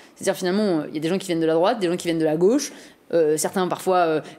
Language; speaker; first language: French; native; French